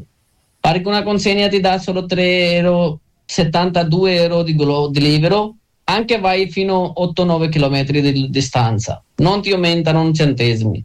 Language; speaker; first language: Italian; non-native, learner; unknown